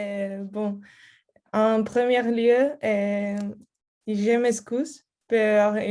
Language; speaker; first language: French; non-native, learner; Spanish